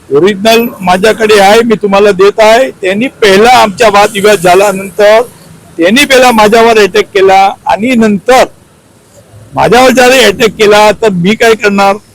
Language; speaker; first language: Marathi; non-native, local second language; Gujarati